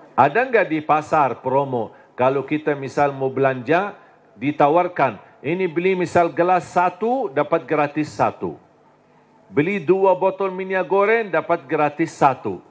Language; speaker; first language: Indonesian; non-native, fluent; Arabic